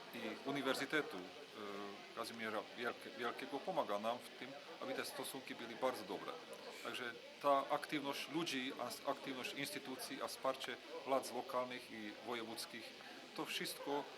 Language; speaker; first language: Polish; non-native, fluent; Hungarian